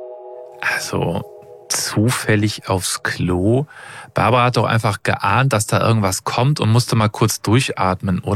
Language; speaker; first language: German; native; German